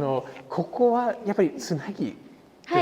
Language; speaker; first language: Japanese; non-native, learner; English